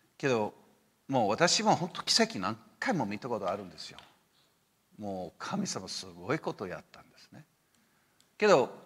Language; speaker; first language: Japanese; non-native, fluent; English